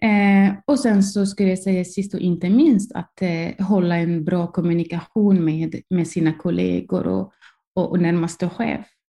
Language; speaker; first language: Swedish; non-native, fluent; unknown